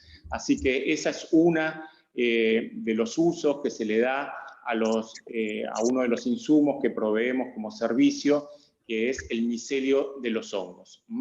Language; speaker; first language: Spanish; native; Spanish